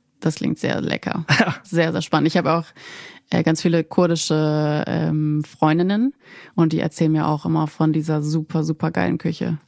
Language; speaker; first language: German; native; German